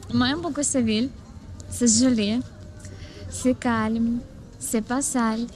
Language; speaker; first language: French; non-native, learner; Ukrainian